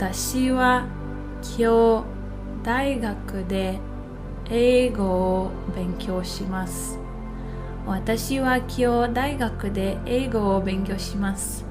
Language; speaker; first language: Japanese; non-native, fluent; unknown